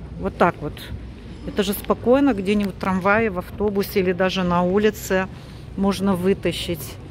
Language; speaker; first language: Russian; native; Russian